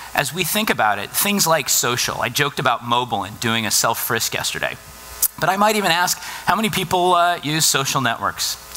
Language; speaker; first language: English; native; English